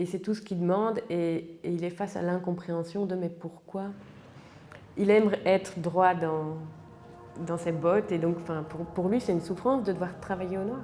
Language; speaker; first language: French; native; French